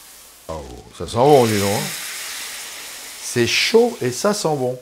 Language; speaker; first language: French; native; French